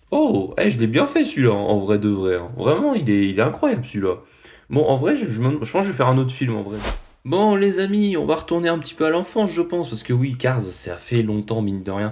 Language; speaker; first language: French; native; French